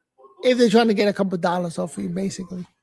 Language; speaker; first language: English; native; English